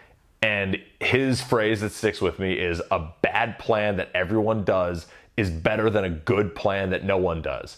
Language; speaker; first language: English; native; English